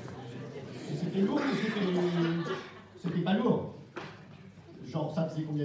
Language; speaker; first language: French; native; French